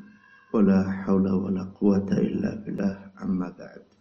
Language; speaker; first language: Arabic; non-native, fluent; Indonesian